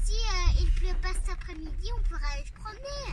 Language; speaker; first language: French; native; French